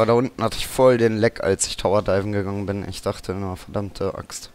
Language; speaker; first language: German; native; German